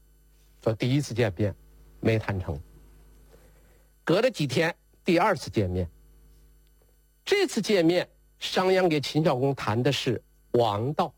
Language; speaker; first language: Chinese; native; Chinese